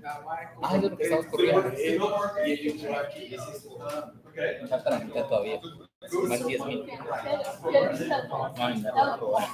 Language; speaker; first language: Spanish; native; Spanish